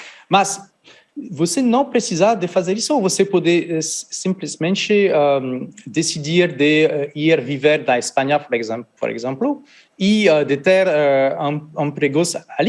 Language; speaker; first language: Portuguese; non-native, learner; French